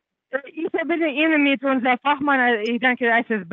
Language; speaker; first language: German; non-native, learner; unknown